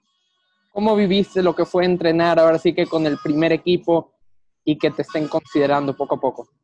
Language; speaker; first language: Spanish; native; Spanish